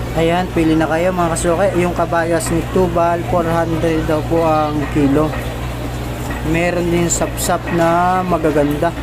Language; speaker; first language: Filipino; native; Filipino